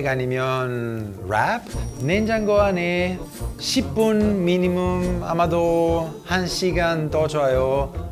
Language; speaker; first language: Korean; non-native, learner; Italian